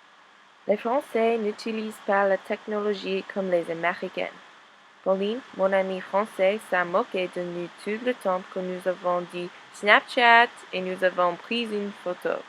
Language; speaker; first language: French; non-native, learner; English